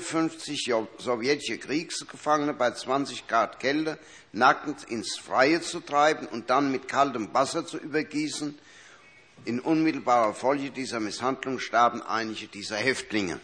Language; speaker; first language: German; native; German